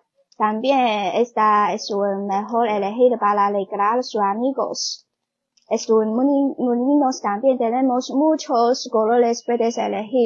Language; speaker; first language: Spanish; non-native, learner; Chinese